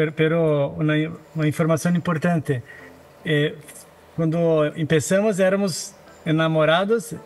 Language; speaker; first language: Spanish; non-native, learner; Portuguese